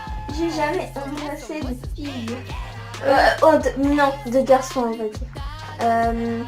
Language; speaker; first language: French; native; French